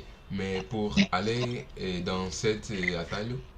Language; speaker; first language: French; non-native, learner; Portuguese